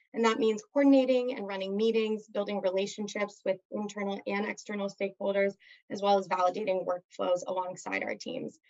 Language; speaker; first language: English; native; English